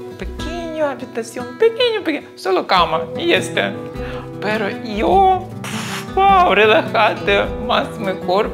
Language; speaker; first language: Spanish; non-native, learner; Ukrainian